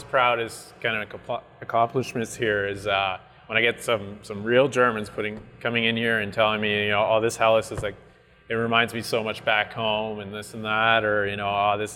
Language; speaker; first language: English; non-native, fluent; French